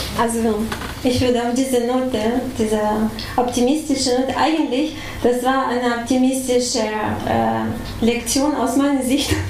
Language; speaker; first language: German; non-native, fluent; Russian